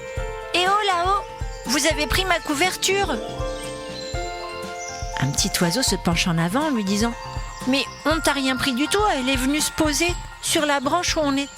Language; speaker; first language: French; native; French